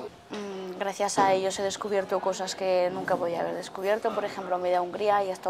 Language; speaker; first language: Spanish; native; Spanish